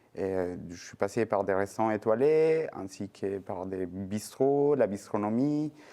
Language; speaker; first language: French; non-native, fluent; Spanish